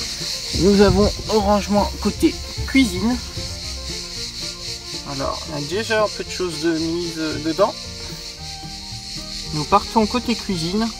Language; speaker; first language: French; native; French